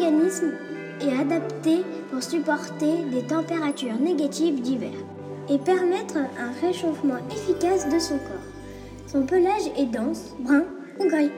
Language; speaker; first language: French; native; French